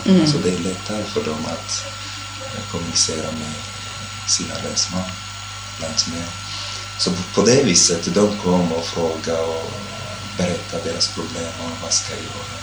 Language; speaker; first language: Swedish; non-native, fluent; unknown